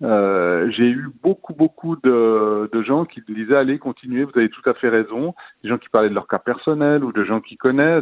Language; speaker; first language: French; native; French